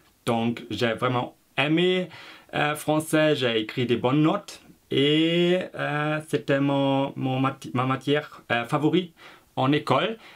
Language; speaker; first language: French; non-native, fluent; German